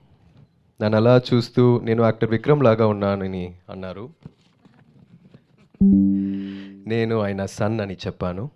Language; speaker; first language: Telugu; non-native, learner; Tamil